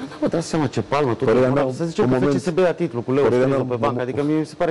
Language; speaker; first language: Romanian; native; Romanian